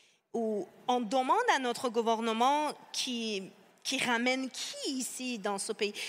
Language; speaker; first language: French; non-native, fluent; Persian